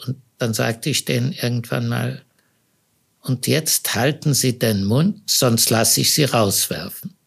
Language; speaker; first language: German; native; German